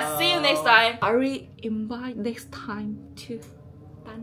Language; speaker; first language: English; non-native, learner; Korean